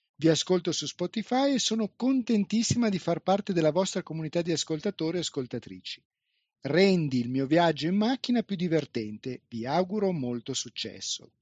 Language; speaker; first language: Italian; native; Italian